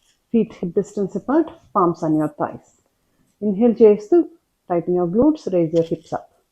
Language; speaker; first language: English; non-native, local second language; Telugu